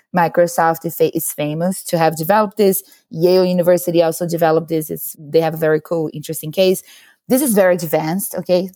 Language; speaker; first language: English; non-native, fluent; Portuguese